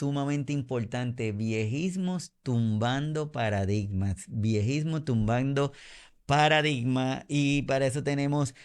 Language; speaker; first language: Spanish; native; Spanish